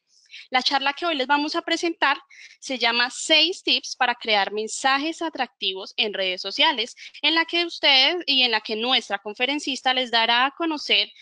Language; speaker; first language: Spanish; native; Spanish